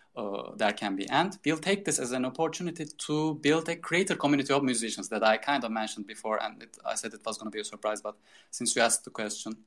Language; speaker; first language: English; non-native, fluent; Turkish